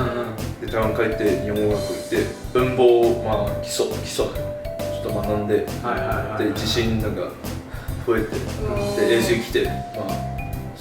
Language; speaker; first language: Japanese; non-native, fluent; Chinese